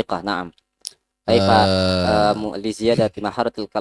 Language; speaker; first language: Arabic; non-native, learner; Indonesian